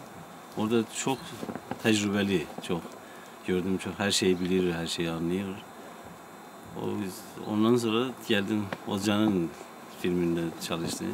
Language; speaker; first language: Turkish; non-native, learner; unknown